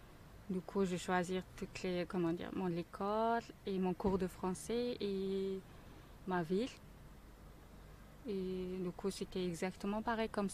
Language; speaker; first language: French; non-native, learner; Mongolian